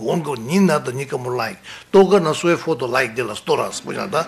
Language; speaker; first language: Russian; non-native, learner; Tibetan